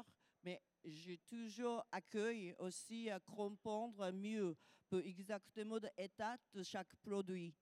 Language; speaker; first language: French; non-native, learner; Japanese